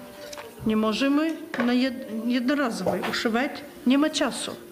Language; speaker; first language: Polish; non-native, learner; Ukrainian